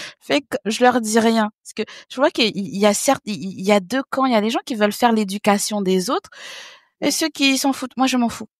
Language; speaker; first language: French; early bilingual, other home language; Haitian Creole